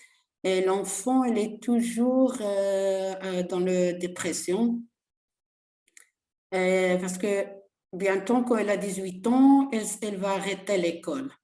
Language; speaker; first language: French; non-native, learner; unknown